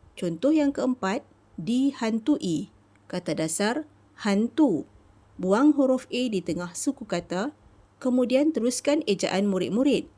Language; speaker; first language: Malay; native; Malay